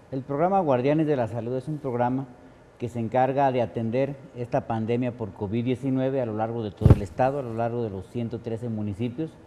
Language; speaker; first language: Spanish; native; Spanish